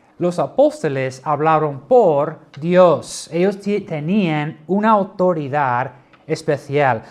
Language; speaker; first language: Spanish; non-native, fluent; English